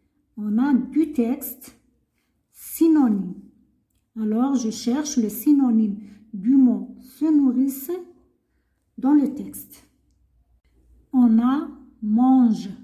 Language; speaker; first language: French; non-native, local second language; Arabic